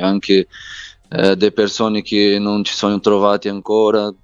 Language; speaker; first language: Italian; non-native, fluent; Portuguese